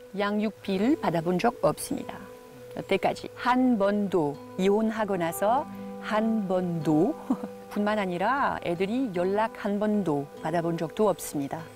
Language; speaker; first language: Korean; non-native, fluent; French